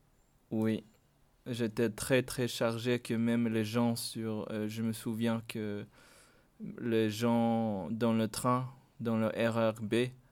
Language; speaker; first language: French; non-native, fluent; Spanish